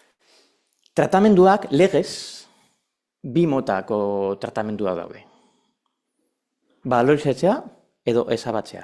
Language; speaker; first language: Basque; non-native, local second language; Spanish